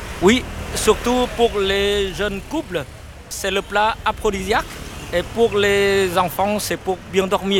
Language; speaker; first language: French; non-native, fluent; Vietnamese